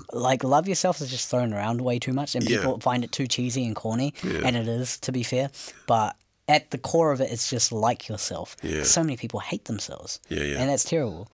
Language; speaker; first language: English; native; English